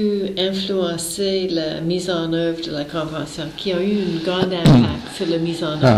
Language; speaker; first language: French; native; French